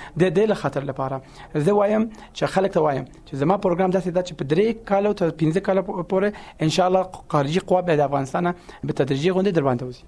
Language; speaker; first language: Pashto; non-native, local second language; Persian